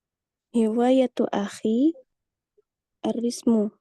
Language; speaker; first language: Arabic; non-native, learner; Indonesian